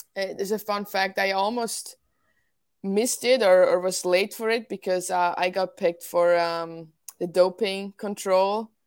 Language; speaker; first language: English; non-native, fluent; Swiss German